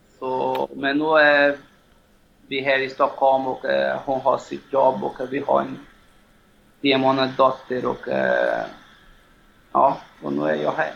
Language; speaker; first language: Swedish; non-native, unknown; Portuguese